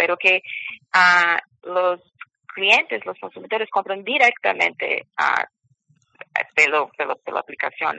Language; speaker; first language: Spanish; non-native, learner; Portuguese